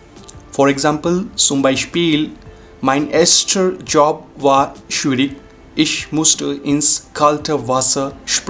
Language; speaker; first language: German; non-native, fluent; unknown